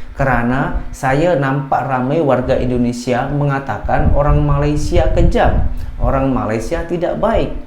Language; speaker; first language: Indonesian; native; Indonesian